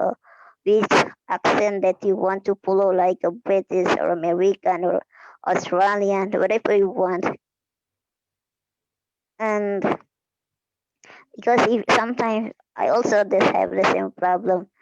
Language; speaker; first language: English; non-native, fluent; Indonesian